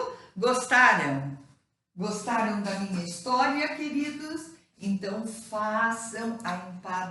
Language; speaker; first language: Portuguese; native; Portuguese